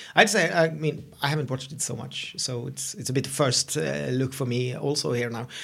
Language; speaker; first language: English; non-native, fluent; Swedish